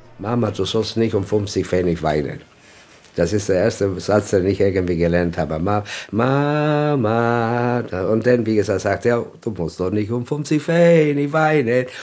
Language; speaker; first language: German; non-native, fluent; Italian